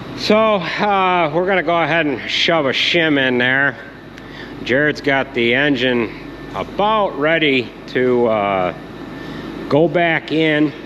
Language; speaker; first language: English; native; English